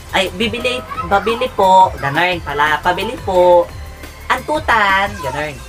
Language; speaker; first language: Filipino; non-native, local second language; Pangasinan